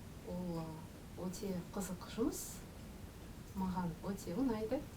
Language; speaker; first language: Kazakh; non-native, local second language; Russian